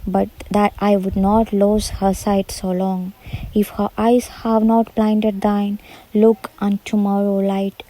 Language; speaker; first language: English; non-native, local second language; Malayalam